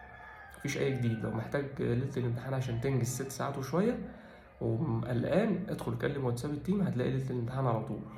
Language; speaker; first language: Arabic; native; Arabic